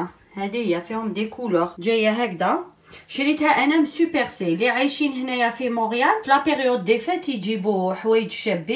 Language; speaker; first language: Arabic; native; Arabic